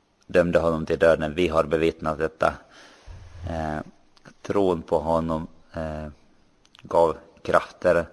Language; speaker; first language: Swedish; non-native, local second language; Finnish